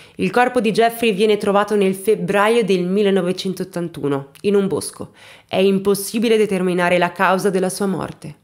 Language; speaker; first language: Italian; native; Italian